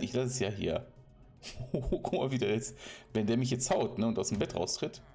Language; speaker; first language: German; native; German